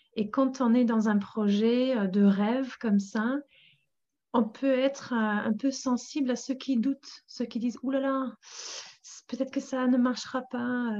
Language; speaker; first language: French; non-native, fluent; English